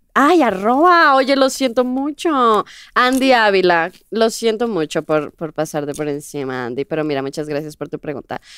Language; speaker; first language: Spanish; native; Spanish